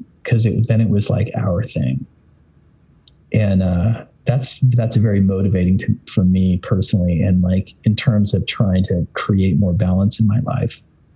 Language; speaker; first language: English; native; English